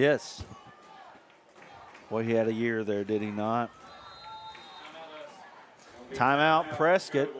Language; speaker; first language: English; native; English